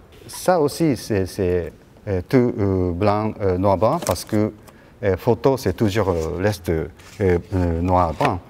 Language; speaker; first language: French; non-native, learner; Japanese